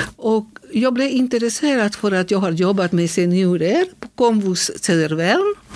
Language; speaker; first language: Swedish; non-native, fluent; Spanish